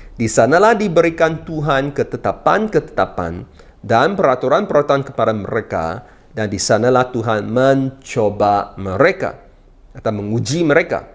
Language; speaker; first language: Malay; non-native, local second language; Chinese